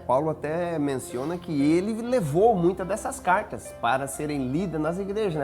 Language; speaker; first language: Portuguese; native; Portuguese